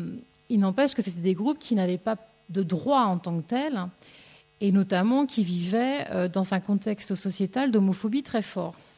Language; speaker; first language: French; native; French